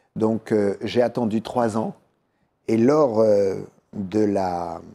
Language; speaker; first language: French; native; French